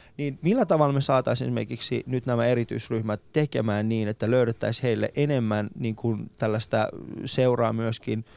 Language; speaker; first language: Finnish; early bilingual, other home language; Persian